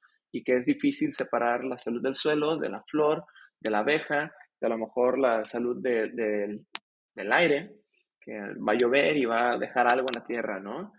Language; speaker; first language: Spanish; native; Spanish